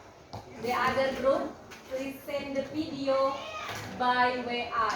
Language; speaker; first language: English; non-native, learner; Indonesian